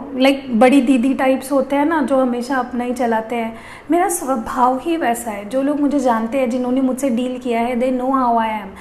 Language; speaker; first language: Hindi; non-native, local second language; Marathi